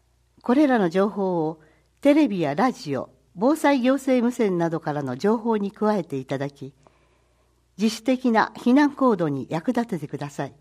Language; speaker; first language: Japanese; native; Japanese